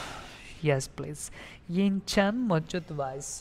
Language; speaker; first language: Vietnamese; non-native, learner; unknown